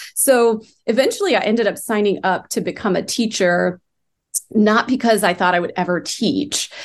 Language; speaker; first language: English; early bilingual, other home language; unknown